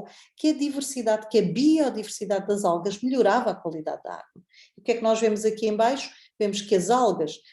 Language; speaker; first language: Portuguese; native; Portuguese